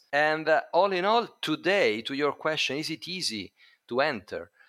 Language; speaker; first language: English; non-native, fluent; Italian